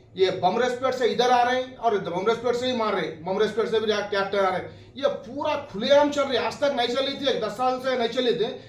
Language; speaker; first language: Hindi; non-native, local second language; Urdu